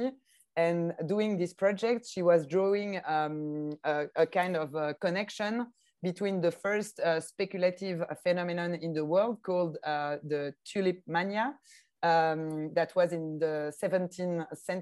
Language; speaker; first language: English; non-native, fluent; French